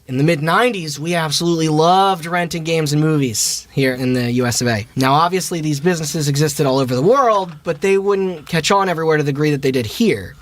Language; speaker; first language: English; native; English